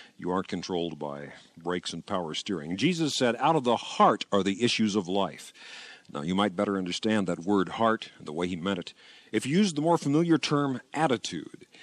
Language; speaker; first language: English; native; English